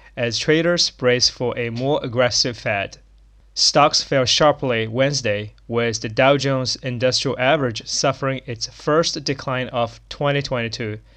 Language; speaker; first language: English; non-native, fluent; Chinese